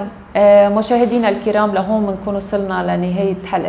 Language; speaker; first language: Arabic; native; Arabic